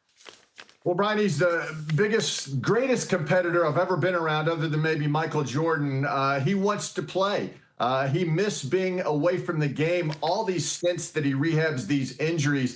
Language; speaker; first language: English; native; English